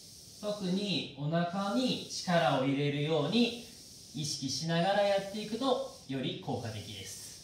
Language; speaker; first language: Japanese; native; Japanese